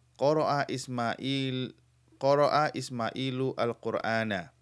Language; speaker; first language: Arabic; non-native, fluent; Indonesian